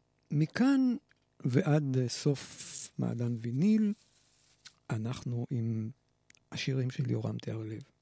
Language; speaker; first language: Hebrew; native; Hebrew